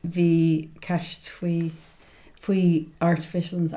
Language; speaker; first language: Irish; non-native, local second language; English